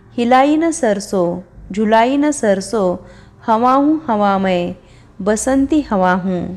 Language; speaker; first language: Hindi; non-native, local second language; Marathi